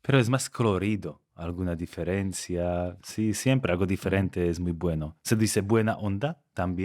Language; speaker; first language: Spanish; non-native, fluent; Slovak